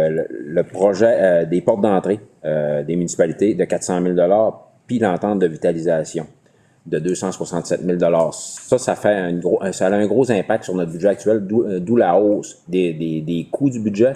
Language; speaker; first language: French; native; French